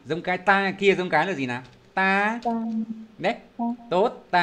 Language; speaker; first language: Vietnamese; native; Vietnamese